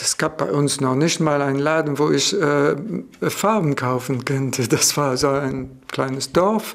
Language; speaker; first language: German; non-native, fluent; French